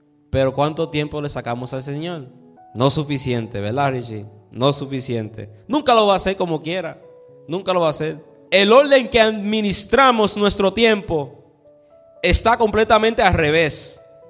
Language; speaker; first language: Spanish; early bilingual, heritage; Spanish